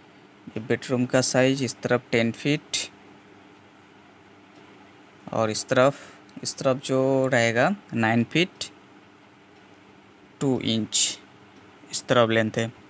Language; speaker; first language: Hindi; non-native, local second language; Bangla